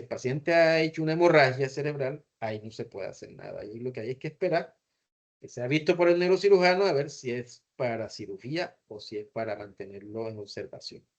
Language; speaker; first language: Spanish; native; Spanish